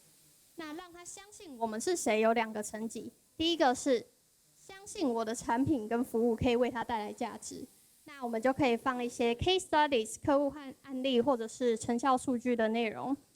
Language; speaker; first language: Chinese; native; Chinese